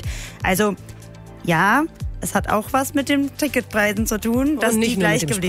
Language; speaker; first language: German; native; German